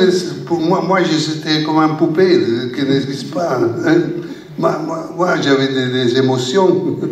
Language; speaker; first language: French; non-native, learner; Italian